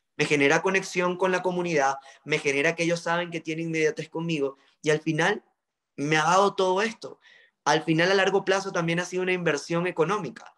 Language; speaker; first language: Spanish; native; Spanish